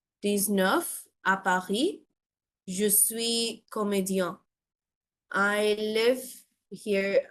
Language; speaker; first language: French; non-native, learner; Bangla